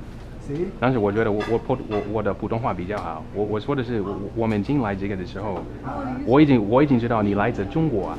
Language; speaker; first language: Chinese; non-native, fluent; English